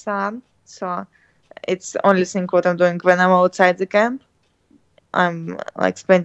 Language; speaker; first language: English; non-native, learner; Russian